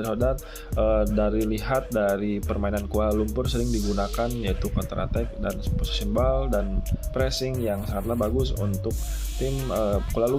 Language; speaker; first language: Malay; non-native, local second language; Sundanese